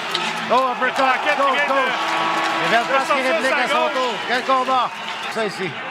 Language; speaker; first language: French; native; French